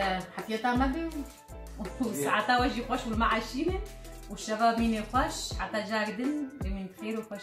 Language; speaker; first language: German; non-native, learner; Kurdish